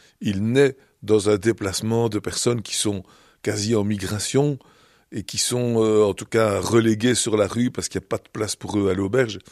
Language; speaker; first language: French; native; French